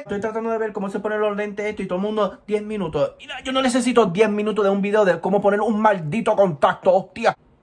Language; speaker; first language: Spanish; early bilingual, heritage; Spanish